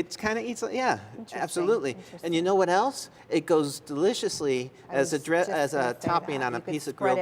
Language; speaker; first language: English; native; English